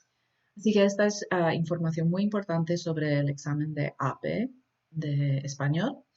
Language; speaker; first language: Spanish; early bilingual, heritage; Spanish